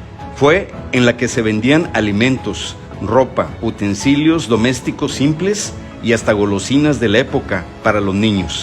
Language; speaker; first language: Spanish; native; Spanish